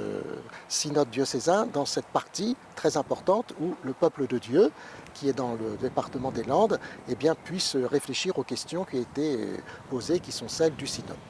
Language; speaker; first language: French; native; French